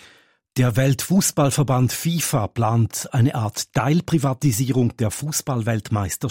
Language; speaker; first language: German; native; German